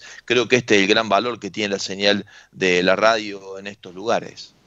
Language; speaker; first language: Spanish; native; Spanish